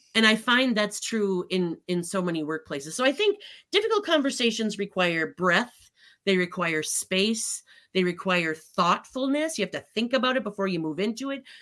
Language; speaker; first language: English; native; English